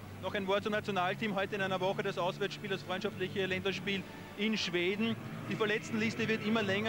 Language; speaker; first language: German; native; German